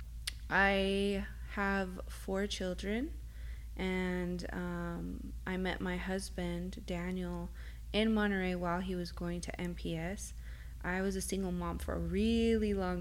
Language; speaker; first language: English; early bilingual, other home language; Spanish